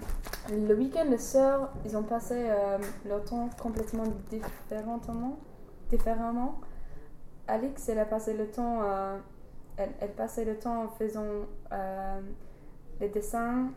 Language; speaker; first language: French; non-native, fluent; English